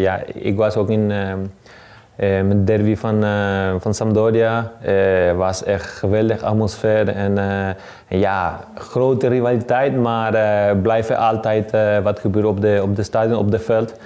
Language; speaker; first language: Dutch; non-native, learner; Spanish